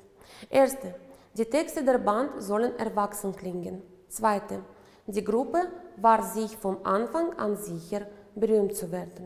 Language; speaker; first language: German; non-native, fluent; Uzbek